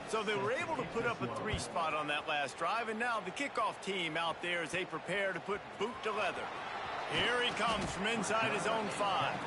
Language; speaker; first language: English; native; English